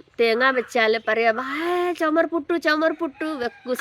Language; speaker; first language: Malayalam; non-native, learner; Hindi